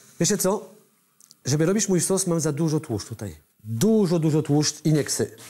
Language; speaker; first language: Polish; non-native, learner; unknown